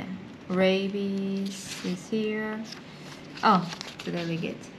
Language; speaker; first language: English; non-native, fluent; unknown